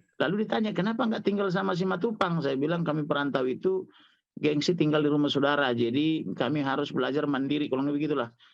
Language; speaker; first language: Indonesian; non-native, local second language; Batak Toba